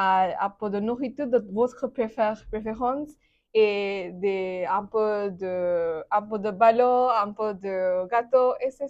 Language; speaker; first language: French; non-native, learner; Bangla